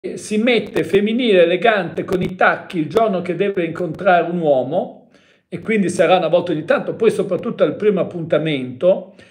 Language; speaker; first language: Italian; native; Italian